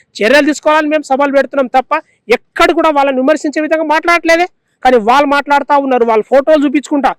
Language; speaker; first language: Telugu; non-native, local second language; Lambadi